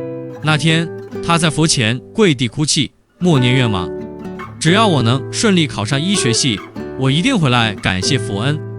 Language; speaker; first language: Chinese; native; Chinese